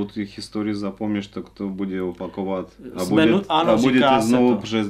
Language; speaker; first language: Czech; non-native, learner; Russian